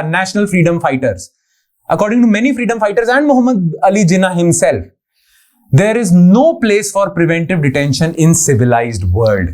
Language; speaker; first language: English; non-native, local second language; Punjabi